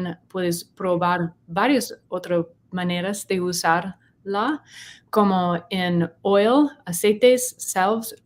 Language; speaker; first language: Spanish; non-native, learner; English